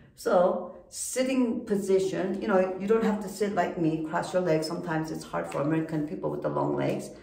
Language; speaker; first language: English; non-native, fluent; Korean